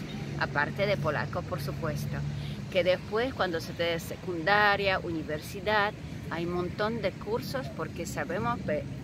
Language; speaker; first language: Spanish; non-native, fluent; Polish